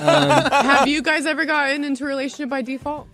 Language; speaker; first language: English; native; English